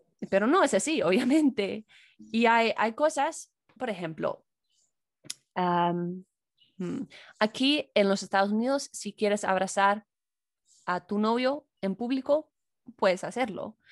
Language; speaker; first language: Spanish; non-native, fluent; English